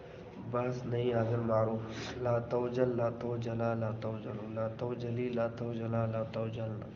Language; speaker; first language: Arabic; non-native, learner; Urdu